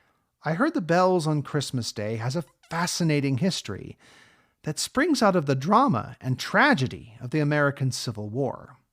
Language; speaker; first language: English; native; English